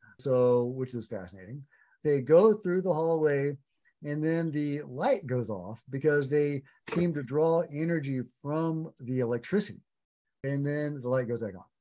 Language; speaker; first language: English; native; English